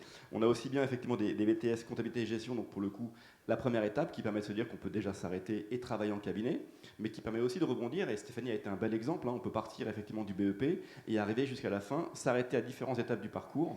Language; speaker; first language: French; native; French